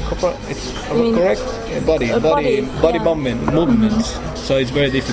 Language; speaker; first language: English; non-native, learner; Spanish